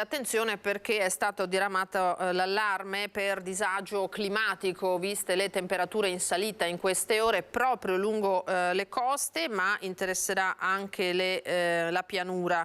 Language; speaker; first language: Italian; native; Italian